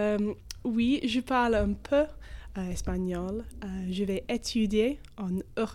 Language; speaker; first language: French; non-native, fluent; English